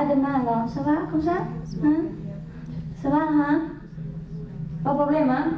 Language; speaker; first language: French; non-native, learner; Vietnamese